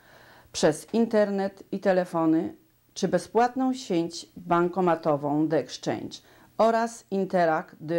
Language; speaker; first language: Polish; native; Polish